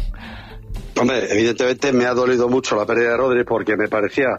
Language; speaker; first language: Spanish; native; Spanish